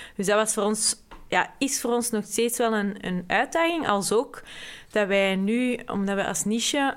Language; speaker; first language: Dutch; native; Dutch